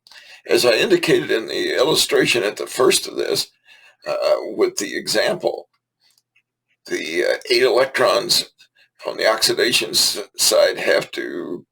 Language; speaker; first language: English; native; English